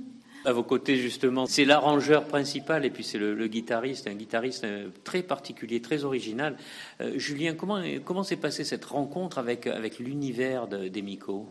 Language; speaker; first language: French; native; French